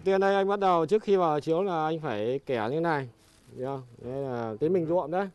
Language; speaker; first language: Vietnamese; native; Vietnamese